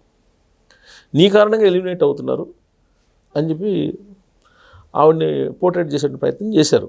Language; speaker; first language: Telugu; native; Telugu